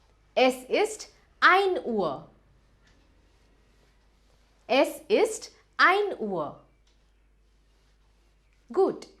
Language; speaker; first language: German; non-native, fluent; Hindi